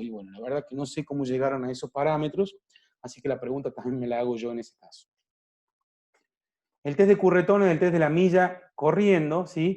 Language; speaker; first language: Spanish; native; Spanish